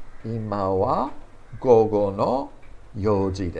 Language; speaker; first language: Japanese; non-native, fluent; English